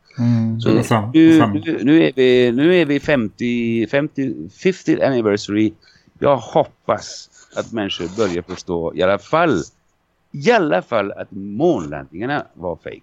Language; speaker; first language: Swedish; non-native, fluent; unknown